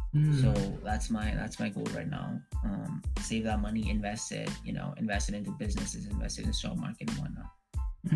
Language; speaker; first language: English; early bilingual, other home language; Hindi